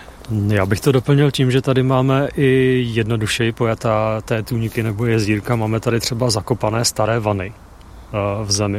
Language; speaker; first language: Czech; native; Czech